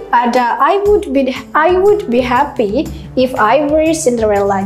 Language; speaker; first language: English; non-native, learner; Indonesian